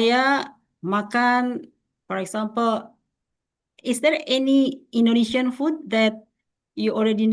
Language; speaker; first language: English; non-native, fluent; Indonesian